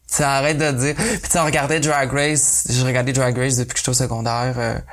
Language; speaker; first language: French; native; French